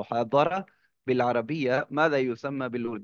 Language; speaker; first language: Arabic; non-native, fluent; Urdu